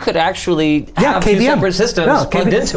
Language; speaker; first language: English; native; English